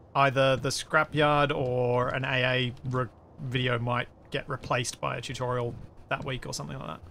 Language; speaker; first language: English; native; English